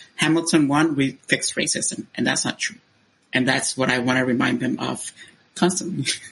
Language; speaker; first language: English; non-native, fluent; Spanish